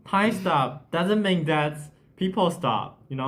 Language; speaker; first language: English; non-native, learner; Chinese